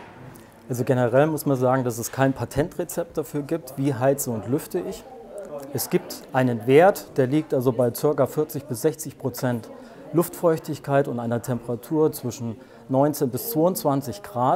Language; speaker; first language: German; native; German